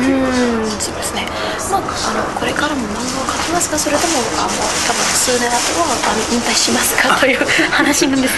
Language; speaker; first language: Japanese; non-native, fluent; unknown